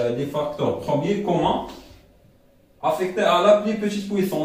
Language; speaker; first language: French; non-native, local second language; Arabic